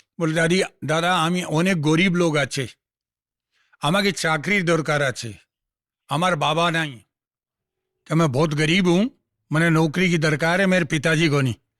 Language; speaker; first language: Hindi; non-native, local second language; Marwari